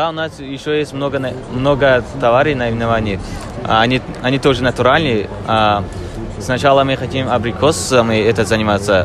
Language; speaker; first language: Russian; non-native, learner; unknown